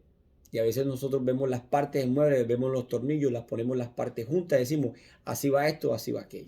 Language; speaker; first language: Spanish; native; Spanish